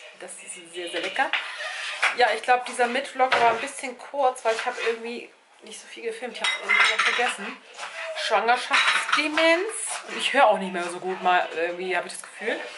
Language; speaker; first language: German; early bilingual, other home language; Turkish